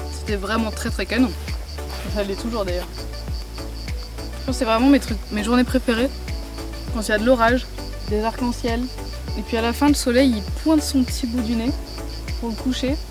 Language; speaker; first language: French; native; French